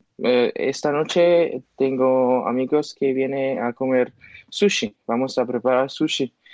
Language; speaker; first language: Spanish; non-native, learner; Chinese